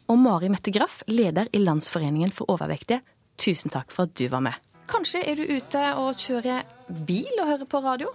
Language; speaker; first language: Norwegian; native; Norwegian